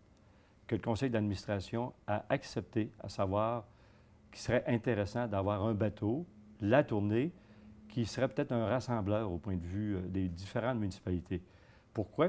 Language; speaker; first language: French; native; French